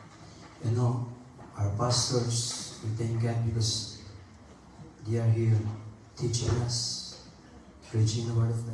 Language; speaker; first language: English; non-native, local second language; Filipino